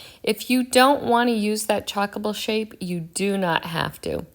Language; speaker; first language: English; native; English